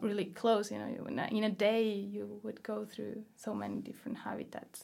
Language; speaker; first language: English; non-native, fluent; Spanish